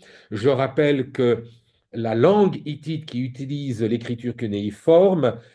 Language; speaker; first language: French; native; French